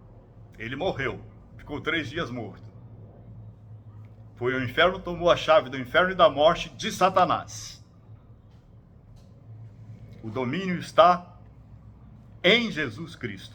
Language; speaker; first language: Portuguese; native; Portuguese